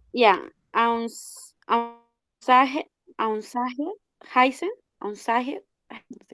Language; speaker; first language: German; non-native, learner; Spanish